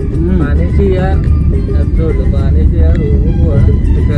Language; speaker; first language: Malayalam; non-native, learner; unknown